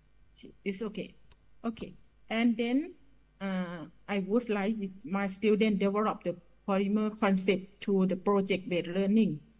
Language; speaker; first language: English; non-native, learner; Thai